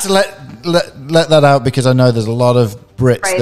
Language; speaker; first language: English; native; English